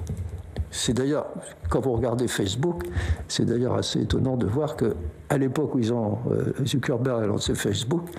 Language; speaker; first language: French; native; French